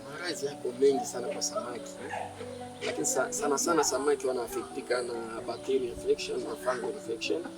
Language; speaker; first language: Swahili; native; Swahili